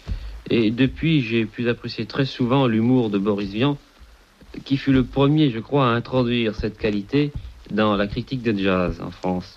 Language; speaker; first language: French; native; French